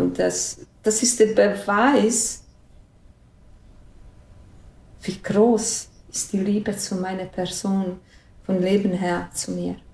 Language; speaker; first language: German; non-native, fluent; Bosnian